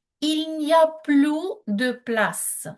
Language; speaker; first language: French; non-native, fluent; Ukrainian